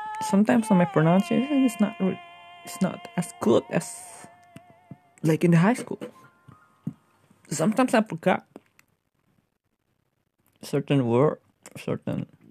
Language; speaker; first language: English; non-native, fluent; Indonesian